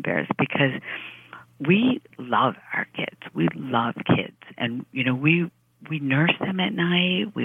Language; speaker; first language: English; early bilingual, other home language; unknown